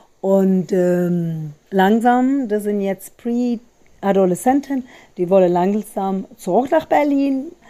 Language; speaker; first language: German; non-native, fluent; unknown